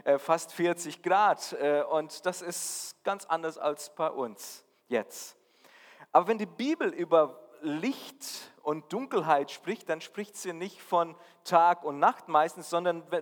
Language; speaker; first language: German; non-native, fluent; Portuguese